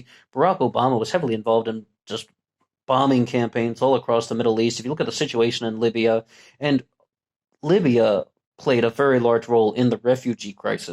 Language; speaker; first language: English; native; English